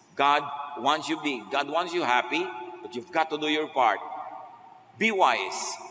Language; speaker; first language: English; non-native, local second language; Filipino